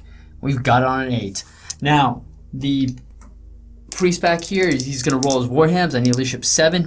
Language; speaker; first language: English; native; English